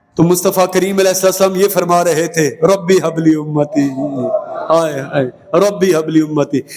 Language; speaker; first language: Urdu; non-native, local second language; Punjabi